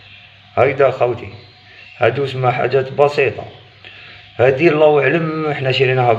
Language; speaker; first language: Arabic; native; Arabic